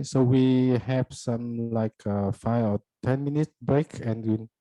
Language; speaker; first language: English; non-native, fluent; Vietnamese